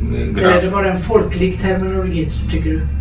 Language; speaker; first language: Swedish; native; Swedish